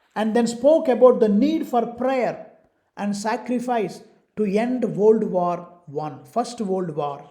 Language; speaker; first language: English; non-native, local second language; Telugu